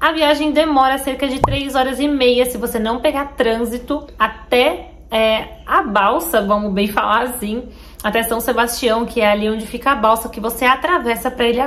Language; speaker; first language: Portuguese; native; Portuguese